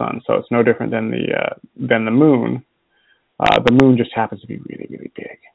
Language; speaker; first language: English; native; English